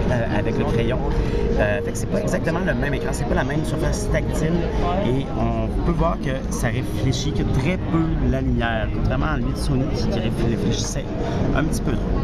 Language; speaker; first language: French; native; French